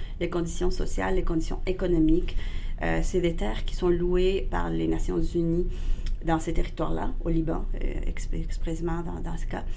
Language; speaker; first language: French; non-native, fluent; Spanish